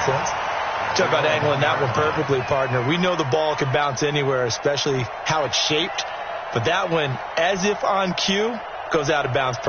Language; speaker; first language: English; native; English